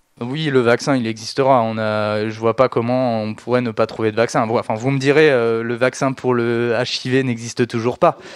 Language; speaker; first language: French; native; French